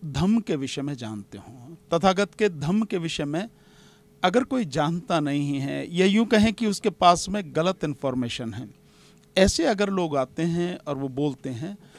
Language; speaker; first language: Hindi; native; Hindi